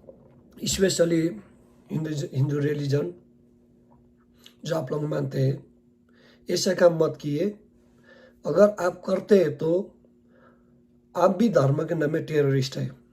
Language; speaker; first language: Hindi; non-native, learner; Nepali